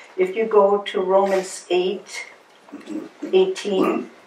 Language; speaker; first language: English; early bilingual, other home language; German